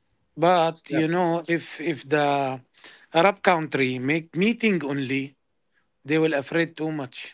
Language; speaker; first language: English; non-native, learner; Arabic